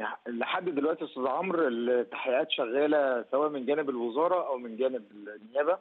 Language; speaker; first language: Arabic; native; Arabic